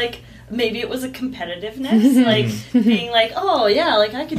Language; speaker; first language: English; native; English